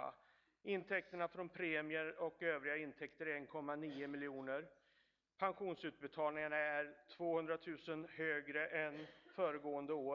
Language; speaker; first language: Swedish; native; Swedish